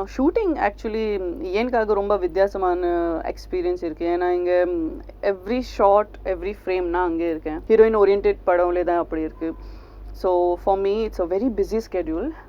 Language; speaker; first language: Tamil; non-native, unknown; Gujarati